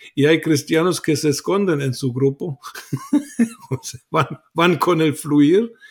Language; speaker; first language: Spanish; non-native, fluent; German